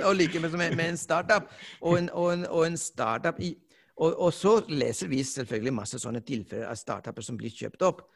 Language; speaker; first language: Norwegian; non-native, fluent; Spanish